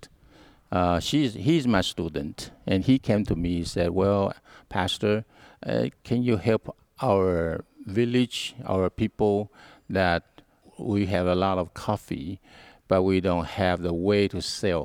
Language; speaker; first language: English; non-native, learner; Hakka Chinese